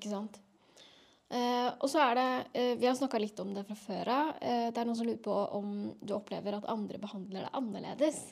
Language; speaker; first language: Norwegian; native; Norwegian